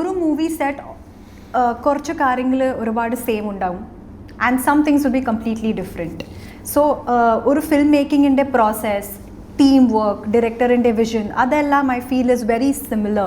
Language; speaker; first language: Malayalam; early bilingual, heritage; English